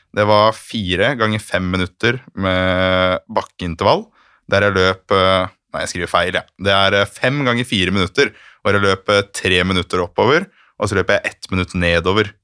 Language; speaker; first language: Norwegian; native; Norwegian